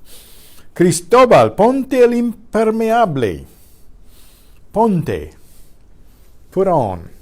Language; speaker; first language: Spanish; non-native, fluent; English